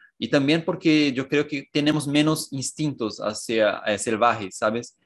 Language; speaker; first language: Spanish; non-native, fluent; Portuguese